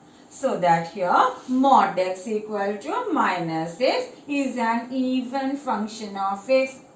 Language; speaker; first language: English; non-native, local second language; Malayalam